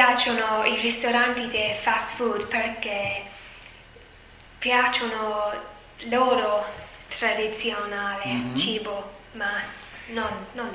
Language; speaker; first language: Italian; non-native, learner; English